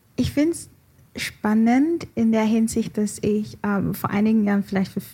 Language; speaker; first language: German; early bilingual, other home language; Igbo